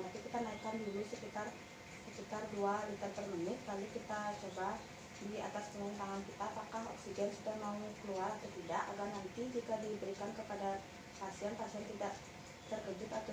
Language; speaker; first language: Indonesian; native; Indonesian